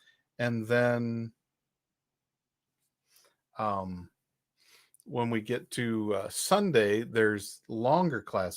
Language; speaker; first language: English; native; English